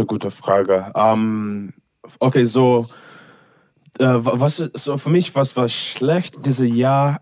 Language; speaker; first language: German; non-native, learner; English